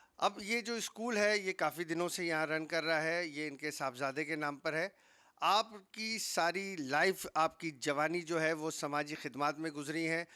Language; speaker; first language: Urdu; native; Urdu